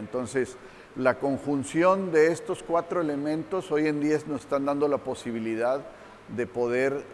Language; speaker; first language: Spanish; native; Spanish